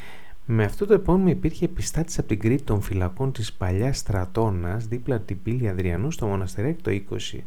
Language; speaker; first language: Greek; native; Greek